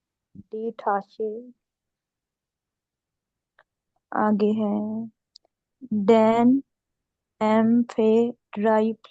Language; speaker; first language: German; non-native, learner; Urdu